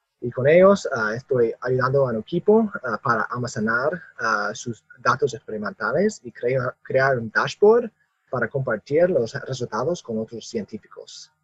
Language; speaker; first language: Spanish; non-native, fluent; English